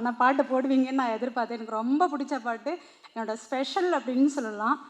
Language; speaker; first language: Tamil; native; Tamil